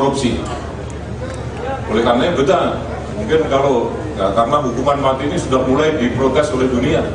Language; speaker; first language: Indonesian; native; Indonesian